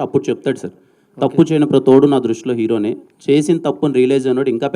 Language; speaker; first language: Telugu; native; Telugu